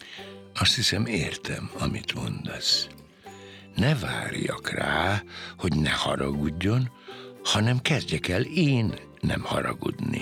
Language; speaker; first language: Hungarian; native; Hungarian